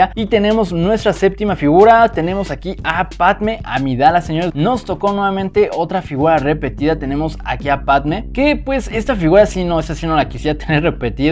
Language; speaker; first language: Spanish; native; Spanish